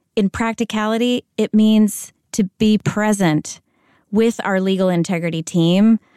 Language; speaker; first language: English; native; English